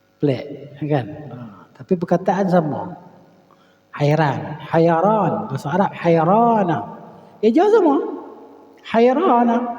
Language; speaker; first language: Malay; native; Malay